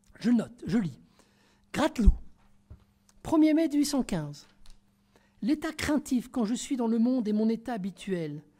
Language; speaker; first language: French; native; French